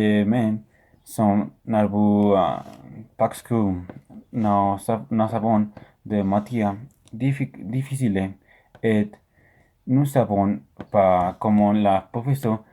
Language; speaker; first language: French; non-native, learner; Spanish